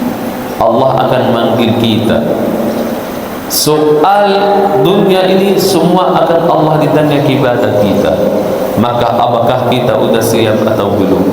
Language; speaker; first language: Indonesian; non-native, fluent; Arabic